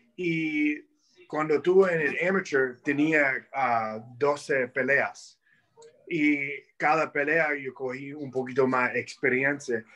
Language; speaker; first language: Spanish; early bilingual, heritage; Spanish